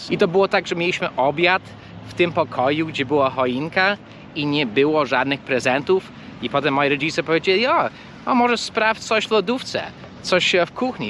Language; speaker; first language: Polish; early bilingual, heritage; English